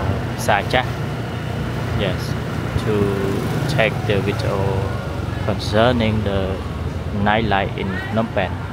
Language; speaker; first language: English; non-native, learner; Khmer